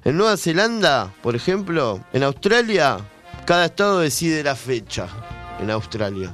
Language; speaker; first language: Spanish; native; Spanish